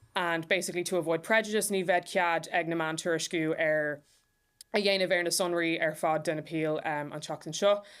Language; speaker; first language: Irish; non-native, local second language; English